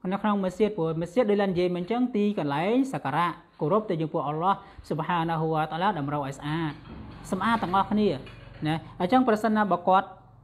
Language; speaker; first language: Khmer; non-native, local second language; Western Cham